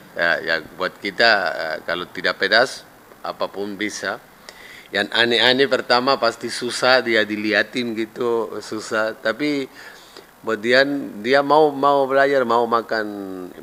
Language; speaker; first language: Indonesian; non-native, fluent; Spanish